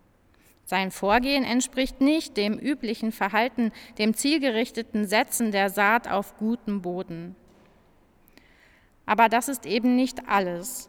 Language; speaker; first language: German; native; German